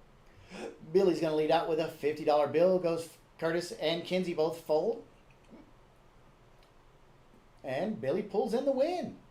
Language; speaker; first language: English; native; English